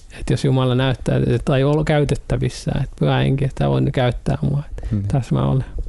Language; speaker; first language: Finnish; native; Finnish